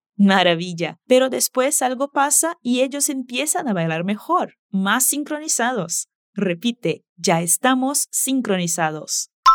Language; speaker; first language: Spanish; non-native, fluent; Portuguese